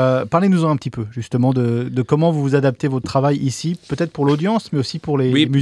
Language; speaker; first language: French; native; French